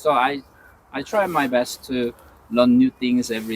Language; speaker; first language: English; non-native, learner; Korean